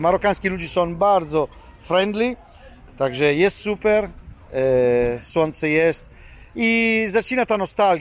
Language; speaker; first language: Polish; non-native, learner; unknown